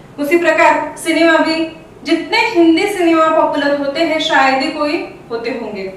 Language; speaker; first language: Hindi; non-native, local second language; Marathi